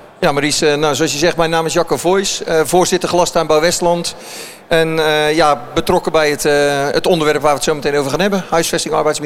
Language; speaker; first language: Dutch; native; Dutch